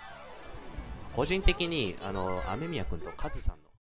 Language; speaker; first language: Japanese; native; Japanese